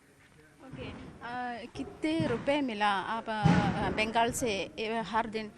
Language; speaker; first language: Hindi; non-native, local second language; Malayalam